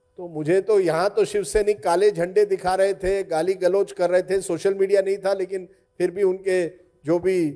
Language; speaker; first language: Hindi; non-native, local second language; Marathi